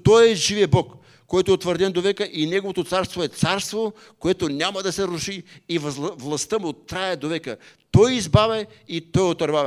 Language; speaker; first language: Bulgarian; native; Bulgarian